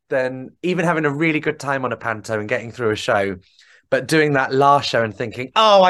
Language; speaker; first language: English; native; English